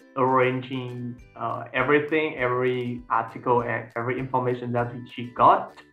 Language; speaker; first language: English; non-native, learner; Vietnamese